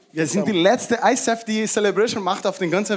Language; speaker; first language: German; non-native, fluent; Portuguese